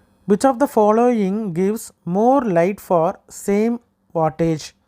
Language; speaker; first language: English; non-native, local second language; Tamil